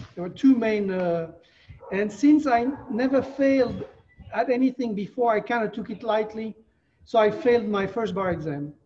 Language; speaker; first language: English; non-native, fluent; French